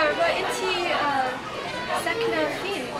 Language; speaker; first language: Arabic; non-native, learner; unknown